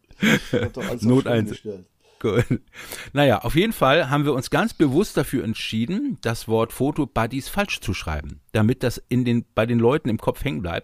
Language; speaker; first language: German; native; German